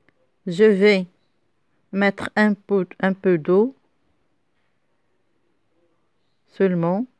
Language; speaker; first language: French; non-native, local second language; Arabic